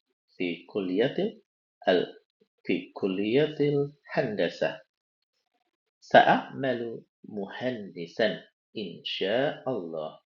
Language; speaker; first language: Arabic; non-native, fluent; Indonesian